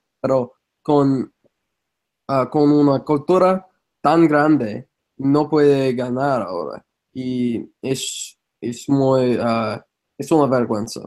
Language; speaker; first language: Spanish; non-native, fluent; English